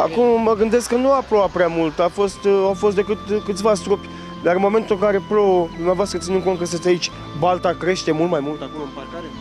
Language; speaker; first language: Romanian; native; Romanian